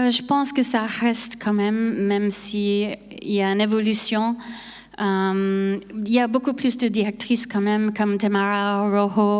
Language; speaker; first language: French; non-native, fluent; English